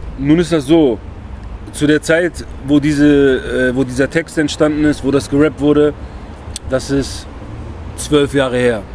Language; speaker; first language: German; early bilingual, other home language; Kurdish